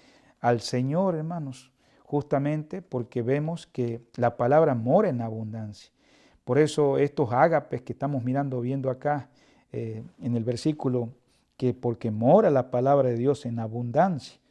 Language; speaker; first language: Spanish; native; Spanish